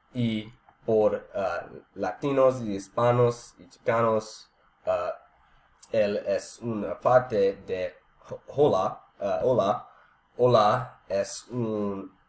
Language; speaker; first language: Spanish; non-native, learner; English